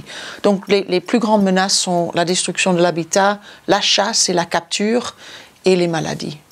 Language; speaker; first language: French; non-native, fluent; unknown